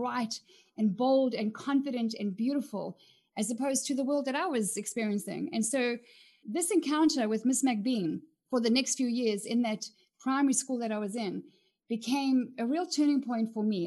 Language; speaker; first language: English; native; English